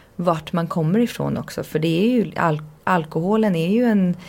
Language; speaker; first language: Swedish; early bilingual, heritage; Swedish